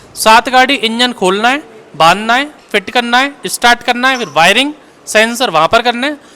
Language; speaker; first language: Hindi; native; Hindi